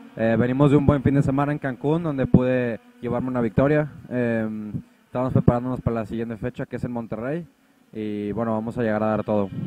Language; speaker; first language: Spanish; native; Spanish